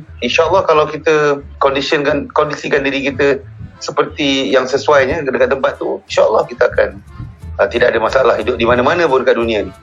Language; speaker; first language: Malay; native; Malay